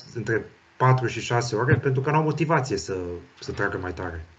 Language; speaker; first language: Romanian; early bilingual, heritage; Romanian